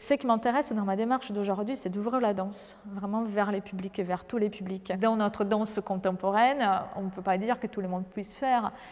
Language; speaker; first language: French; non-native, fluent; Portuguese